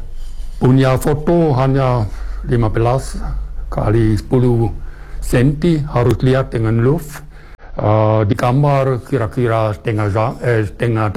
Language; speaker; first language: Indonesian; non-native, fluent; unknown